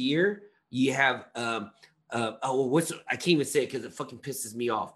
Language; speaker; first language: English; native; English